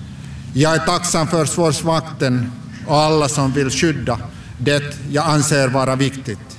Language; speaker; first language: Swedish; non-native, local second language; Finnish